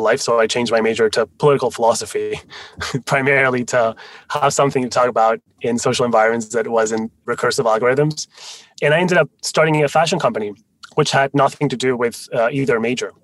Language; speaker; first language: English; non-native, fluent; Spanish